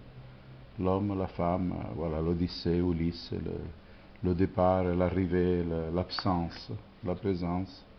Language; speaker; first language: French; non-native, fluent; Italian